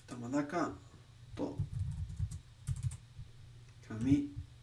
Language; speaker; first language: Japanese; non-native, learner; English